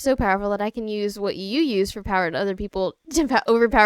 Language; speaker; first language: English; native; English